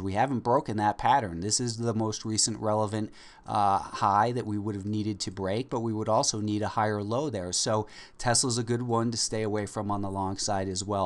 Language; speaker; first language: English; native; English